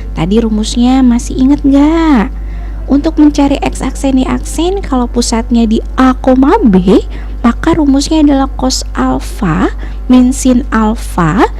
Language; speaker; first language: Indonesian; native; Indonesian